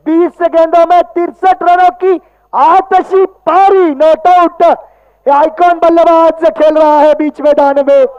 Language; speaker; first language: Hindi; non-native, local second language; Marathi